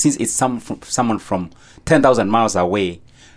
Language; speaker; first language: English; non-native, local second language; Meru